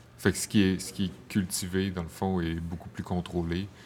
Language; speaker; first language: French; native; French